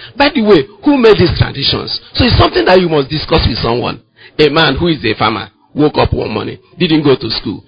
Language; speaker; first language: English; non-native, local second language; Igbo